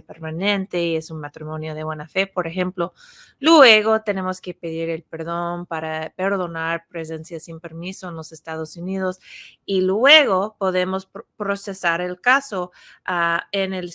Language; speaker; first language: Spanish; non-native, fluent; English